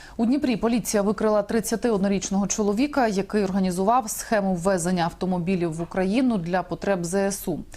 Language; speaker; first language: Ukrainian; native; Ukrainian